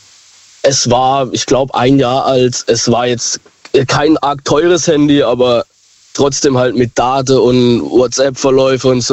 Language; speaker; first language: German; native; German